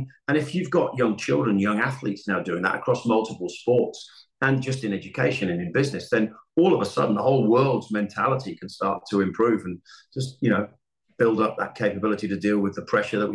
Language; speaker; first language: English; native; English